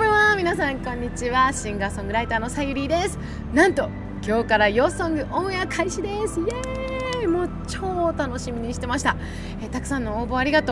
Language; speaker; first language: Japanese; native; Japanese